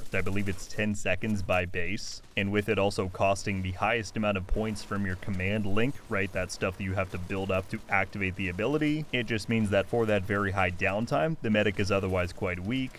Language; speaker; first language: English; native; English